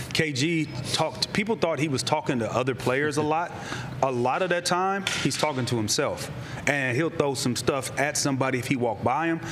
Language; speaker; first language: English; native; English